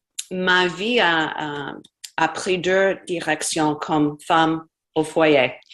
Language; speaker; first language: French; non-native, fluent; English